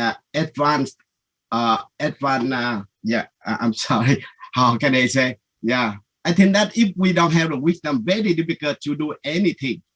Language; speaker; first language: English; non-native, learner; Vietnamese